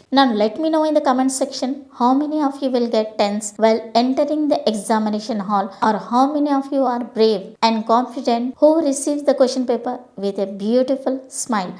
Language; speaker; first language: English; non-native, local second language; Telugu